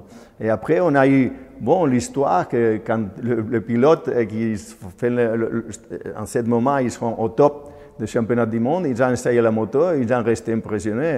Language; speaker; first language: French; non-native, fluent; Spanish